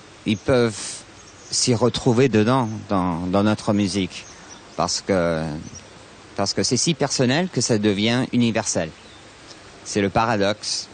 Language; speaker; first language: French; non-native, fluent; English